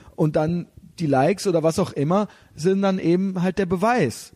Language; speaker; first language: German; native; German